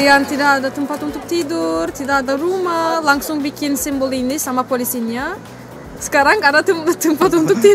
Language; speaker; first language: Indonesian; non-native, fluent; Turkish